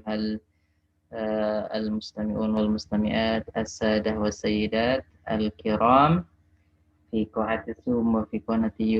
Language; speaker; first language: Arabic; non-native, fluent; Indonesian